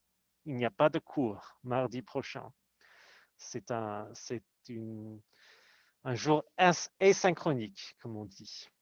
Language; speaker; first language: French; non-native, fluent; English